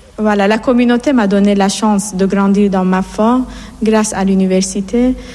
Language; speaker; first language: French; non-native, fluent; Persian